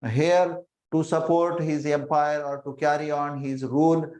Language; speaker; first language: English; non-native, local second language; Marathi